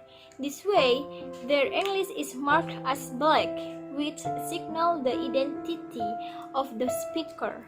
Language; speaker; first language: English; non-native, learner; Indonesian